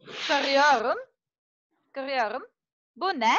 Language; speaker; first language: Turkish; non-native, learner; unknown